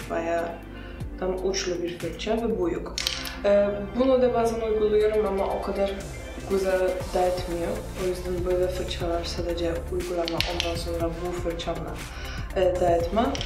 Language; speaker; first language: Turkish; non-native, fluent; Russian